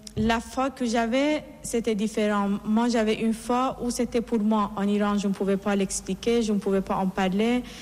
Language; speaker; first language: French; non-native, fluent; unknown